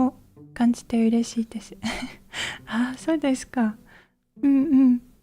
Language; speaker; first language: Japanese; non-native, learner; English